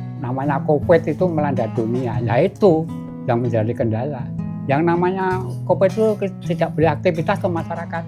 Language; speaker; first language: Indonesian; non-native, local second language; Javanese